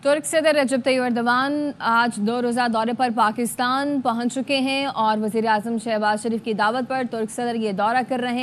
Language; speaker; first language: Urdu; native; Urdu